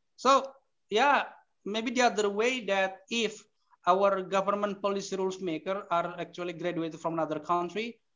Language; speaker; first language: English; non-native, fluent; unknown